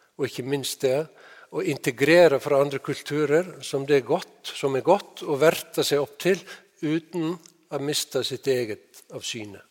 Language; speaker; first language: Norwegian; non-native, fluent; Icelandic